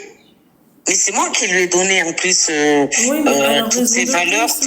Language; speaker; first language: French; native; French